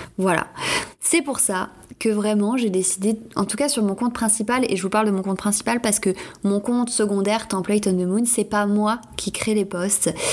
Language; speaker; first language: French; native; French